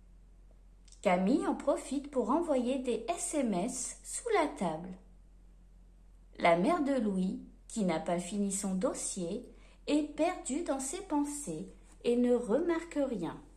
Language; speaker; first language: French; native; French